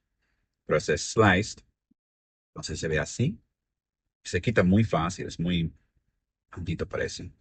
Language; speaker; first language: Spanish; early bilingual, heritage; Spanish